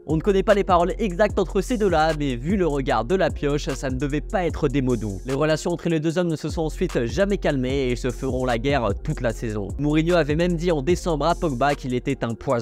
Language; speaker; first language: French; native; French